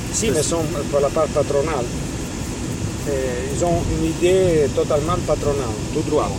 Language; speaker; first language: French; non-native, fluent; Italian